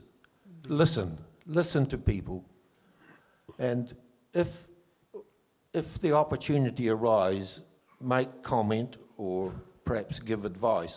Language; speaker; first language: English; native; English